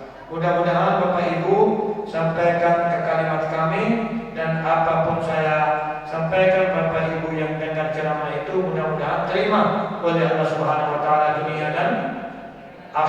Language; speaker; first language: Indonesian; non-native, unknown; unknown